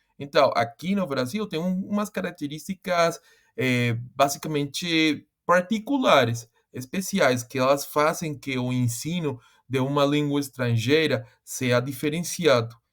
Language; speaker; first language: Portuguese; non-native, fluent; Spanish